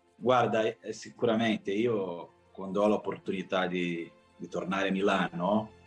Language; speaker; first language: Italian; non-native, fluent; Portuguese